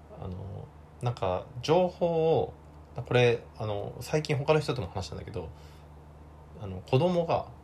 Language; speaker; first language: Japanese; native; Japanese